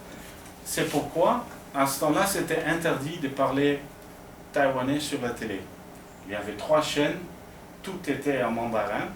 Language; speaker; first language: French; non-native, fluent; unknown